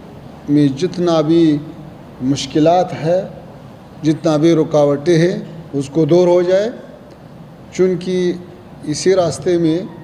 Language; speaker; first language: Hindi; non-native, fluent; Pashto